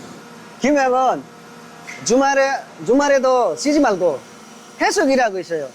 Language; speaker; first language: Korean; non-native, learner; Nepali